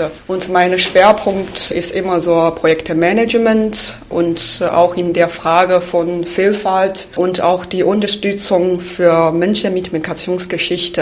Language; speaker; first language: German; non-native, fluent; Chinese